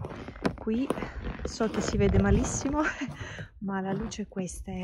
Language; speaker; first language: Italian; non-native, fluent; Russian